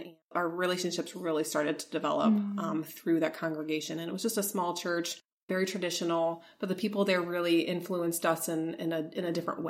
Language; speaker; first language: English; native; English